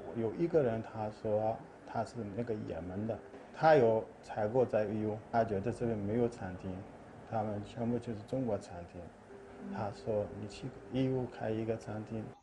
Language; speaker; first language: Chinese; non-native, learner; Arabic